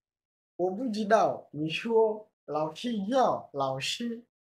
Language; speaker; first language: Chinese; non-native, fluent; Swahili